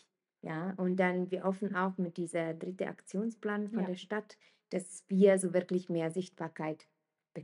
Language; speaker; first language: German; non-native, fluent; Italian